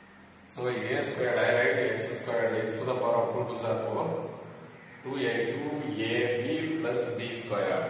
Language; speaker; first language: English; non-native, local second language; Tamil